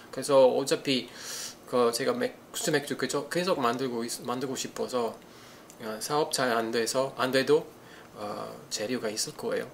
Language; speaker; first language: Korean; non-native, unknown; Italian